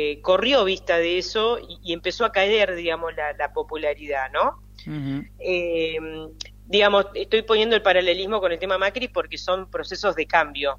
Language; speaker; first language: Spanish; native; Spanish